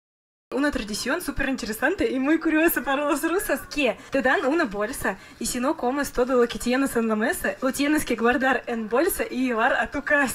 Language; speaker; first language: Spanish; non-native, fluent; Russian